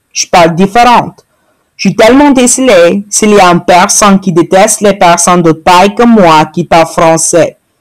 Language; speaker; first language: French; early bilingual, heritage; French